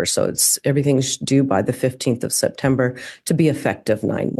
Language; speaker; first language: English; native; English